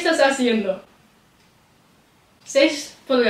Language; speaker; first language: Spanish; non-native, learner; English